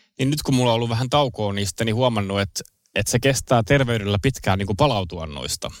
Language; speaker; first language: Finnish; early bilingual, other home language; Estonian